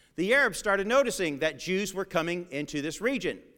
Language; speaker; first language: English; native; English